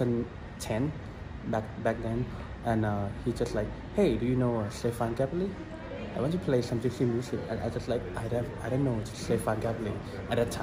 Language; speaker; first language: English; non-native, learner; Thai